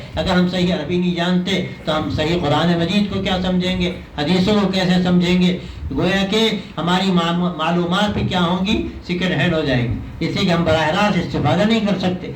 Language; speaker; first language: Urdu; native; Urdu